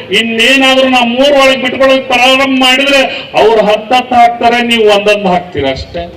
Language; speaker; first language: Kannada; native; Kannada